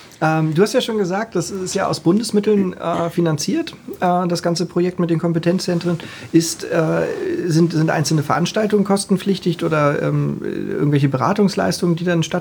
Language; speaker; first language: German; native; German